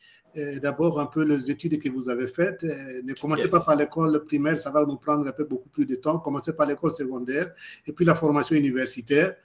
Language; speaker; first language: French; non-native, local second language; Lingala